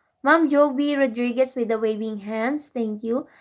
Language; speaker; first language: English; non-native, local second language; Filipino